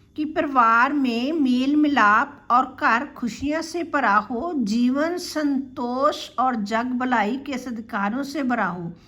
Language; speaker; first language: Hindi; non-native, local second language; Punjabi